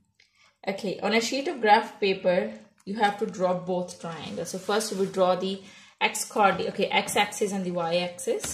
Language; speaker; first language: English; non-native, local second language; Urdu